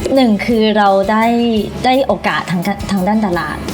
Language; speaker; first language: Thai; early bilingual, other home language; Chinese